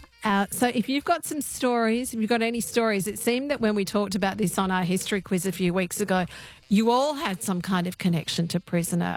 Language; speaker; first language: English; native; English